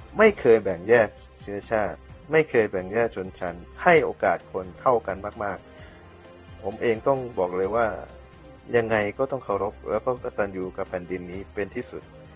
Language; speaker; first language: Thai; native; Thai